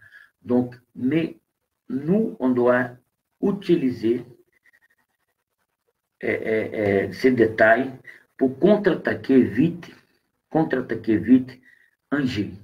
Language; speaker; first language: French; non-native, learner; Portuguese